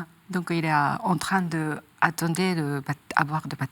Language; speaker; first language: French; non-native, learner; Japanese